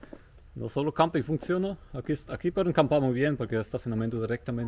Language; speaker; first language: Spanish; non-native, fluent; German